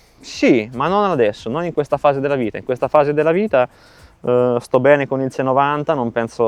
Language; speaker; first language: Italian; native; Italian